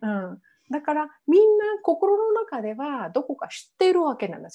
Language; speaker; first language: Japanese; non-native, fluent; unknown